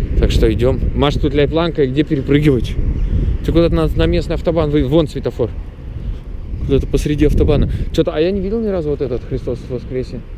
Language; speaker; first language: Russian; early bilingual, heritage; Russian